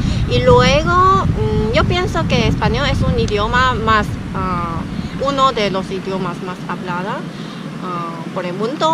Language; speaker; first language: Spanish; non-native, learner; Chinese